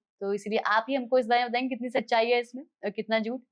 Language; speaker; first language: Hindi; native; Hindi